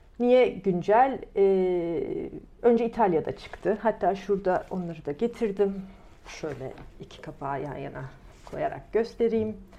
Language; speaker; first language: Turkish; native; Turkish